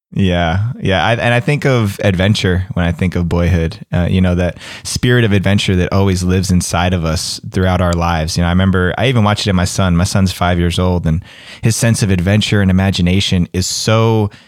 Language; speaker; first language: English; native; English